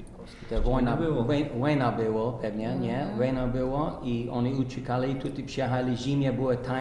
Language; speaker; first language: Polish; early bilingual, heritage; English